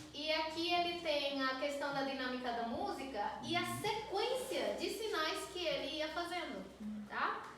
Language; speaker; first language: Portuguese; non-native, fluent; Spanish